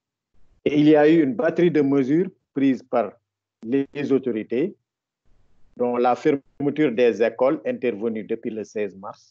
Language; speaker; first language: French; non-native, local second language; Wolof